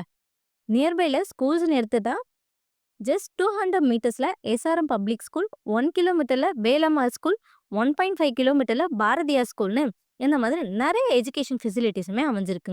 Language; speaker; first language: Tamil; native; Tamil